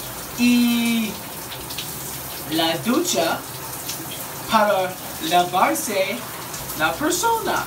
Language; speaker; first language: Spanish; non-native, learner; English